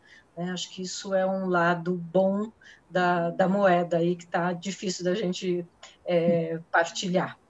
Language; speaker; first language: Portuguese; native; Portuguese